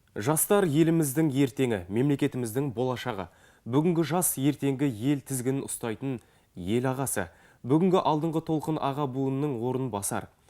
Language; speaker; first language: Kazakh; native; Kazakh